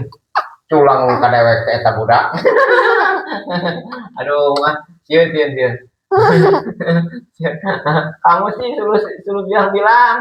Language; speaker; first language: Indonesian; non-native, local second language; Sundanese